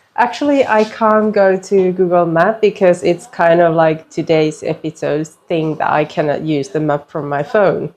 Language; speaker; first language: English; non-native, fluent; Finnish